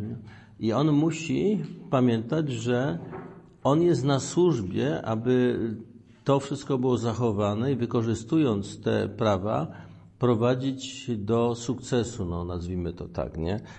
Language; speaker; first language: Polish; native; Polish